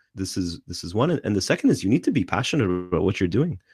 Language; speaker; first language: English; non-native, fluent; Arabic